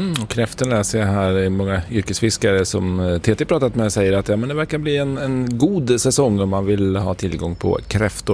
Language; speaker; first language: Swedish; native; Swedish